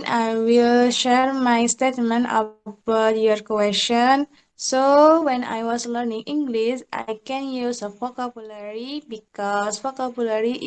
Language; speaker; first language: English; non-native, learner; Indonesian